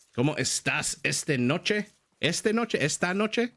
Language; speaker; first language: Spanish; non-native, learner; English